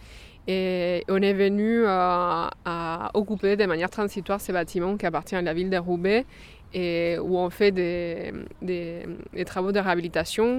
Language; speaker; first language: French; non-native, fluent; Spanish